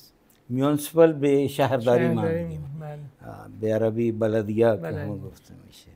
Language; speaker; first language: Persian; non-native, fluent; Punjabi